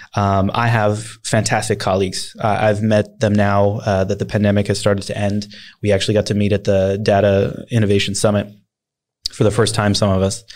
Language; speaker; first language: English; early bilingual, other home language; Swedish